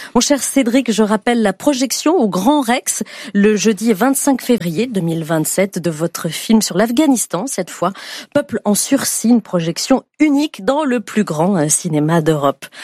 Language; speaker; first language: French; native; French